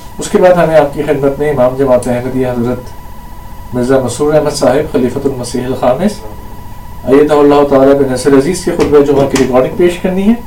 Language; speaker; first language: Urdu; native; Urdu